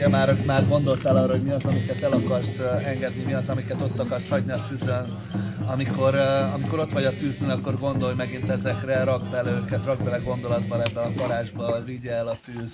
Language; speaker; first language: Hungarian; native; Hungarian